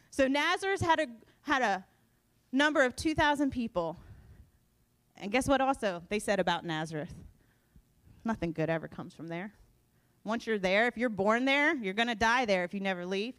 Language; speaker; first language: English; native; English